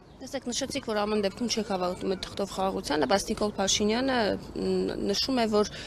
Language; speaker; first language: Armenian; native; Armenian